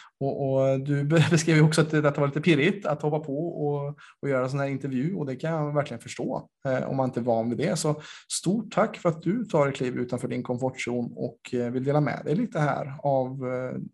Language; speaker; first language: Swedish; native; Swedish